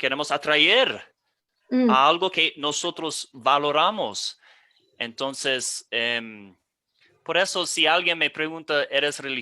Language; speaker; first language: Spanish; non-native, fluent; English